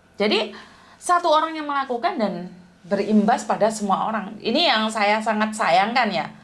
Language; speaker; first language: Indonesian; non-native, local second language; Javanese